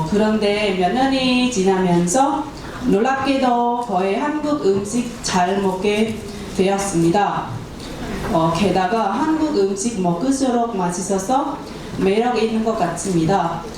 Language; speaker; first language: Korean; non-native, learner; Khmer